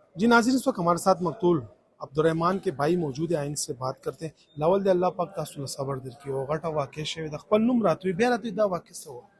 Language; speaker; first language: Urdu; non-native, local second language; Pashto